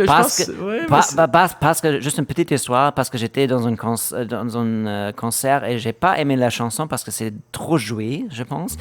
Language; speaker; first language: French; non-native, fluent; German